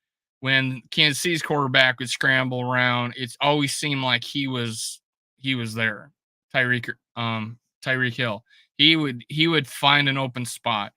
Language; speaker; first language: English; native; English